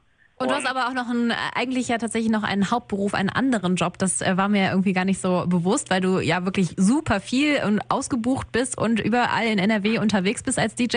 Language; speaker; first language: German; native; German